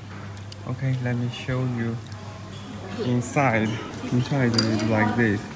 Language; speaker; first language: English; non-native, learner; Chinese